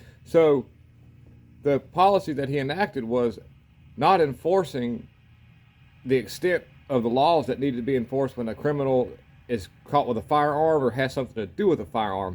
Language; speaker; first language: English; native; English